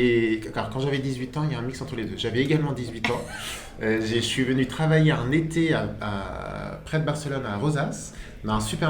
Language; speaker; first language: French; native; French